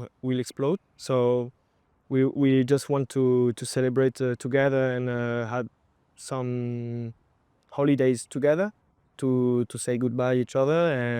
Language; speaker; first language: English; non-native, fluent; French